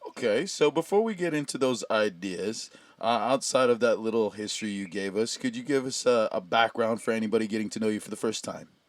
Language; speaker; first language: English; native; English